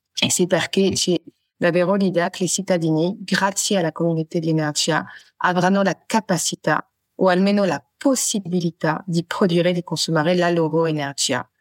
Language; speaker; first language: Italian; non-native, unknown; French